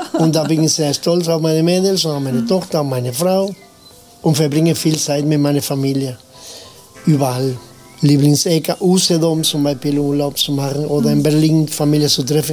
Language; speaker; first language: German; non-native, fluent; Spanish